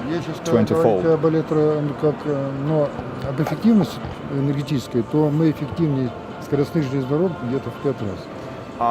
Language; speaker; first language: Russian; native; Russian